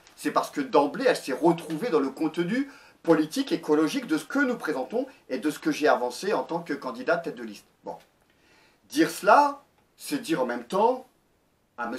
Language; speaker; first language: French; native; French